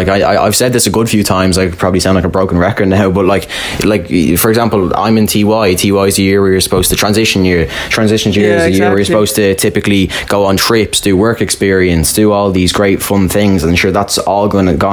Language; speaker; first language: English; native; English